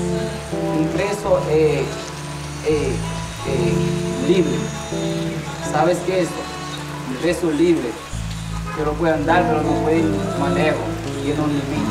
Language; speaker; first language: Spanish; non-native, learner; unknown